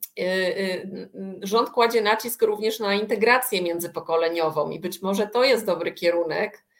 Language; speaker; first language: Polish; native; Polish